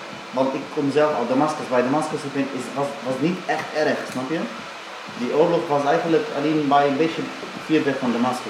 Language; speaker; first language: Dutch; non-native, learner; Arabic